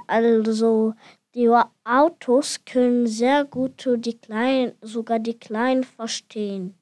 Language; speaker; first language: German; non-native, learner; Ukrainian